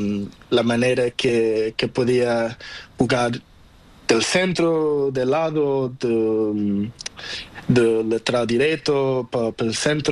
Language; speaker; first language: Spanish; non-native, learner; Portuguese